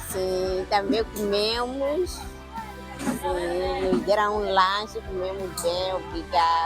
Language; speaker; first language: Portuguese; non-native, local second language; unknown